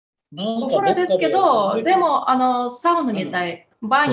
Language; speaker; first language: Japanese; non-native, fluent; Tatar